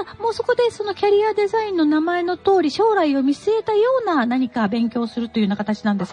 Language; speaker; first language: Japanese; native; Japanese